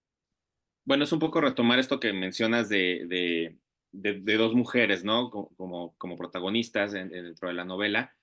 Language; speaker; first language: Spanish; native; Spanish